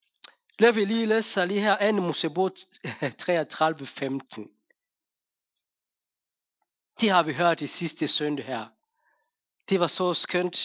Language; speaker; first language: Danish; non-native, fluent; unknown